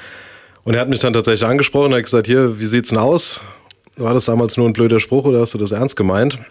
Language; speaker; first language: German; native; German